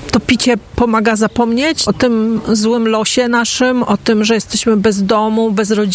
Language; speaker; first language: Polish; native; Polish